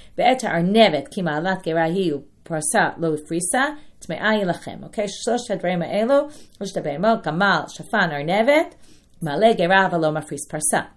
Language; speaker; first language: Hebrew; non-native, fluent; English